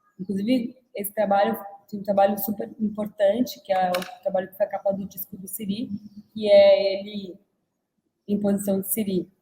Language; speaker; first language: Portuguese; native; Portuguese